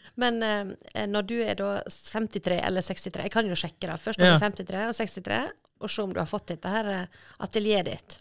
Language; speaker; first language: Norwegian; native; Norwegian